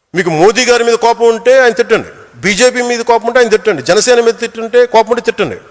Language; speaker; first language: Telugu; native; Telugu